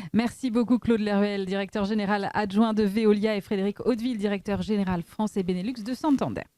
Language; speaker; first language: French; native; French